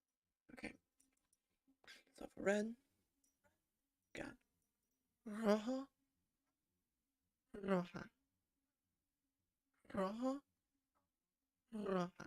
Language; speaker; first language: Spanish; non-native, learner; English